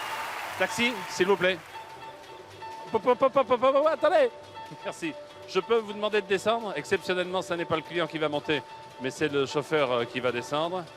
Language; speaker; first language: French; native; French